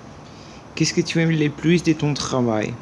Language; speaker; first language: French; non-native, learner; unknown